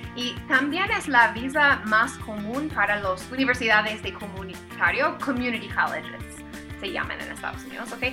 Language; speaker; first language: Spanish; non-native, fluent; English